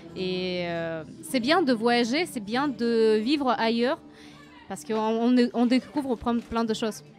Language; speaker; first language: French; non-native, fluent; Russian